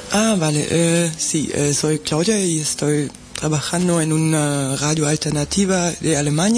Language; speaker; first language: Spanish; non-native, fluent; German